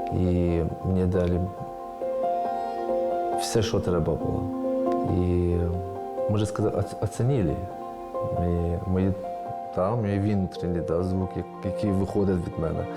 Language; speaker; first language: Ukrainian; non-native, learner; Persian